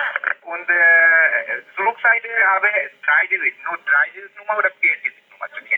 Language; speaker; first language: German; non-native, learner; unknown